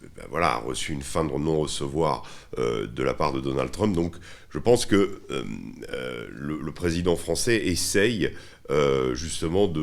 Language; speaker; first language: French; native; French